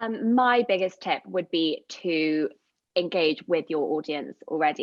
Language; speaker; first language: English; native; English